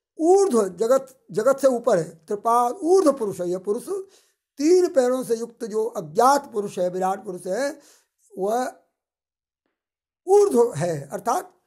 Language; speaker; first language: Hindi; native; Hindi